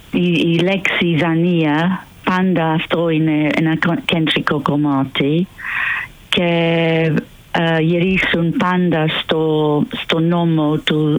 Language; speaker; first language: Greek; non-native, fluent; English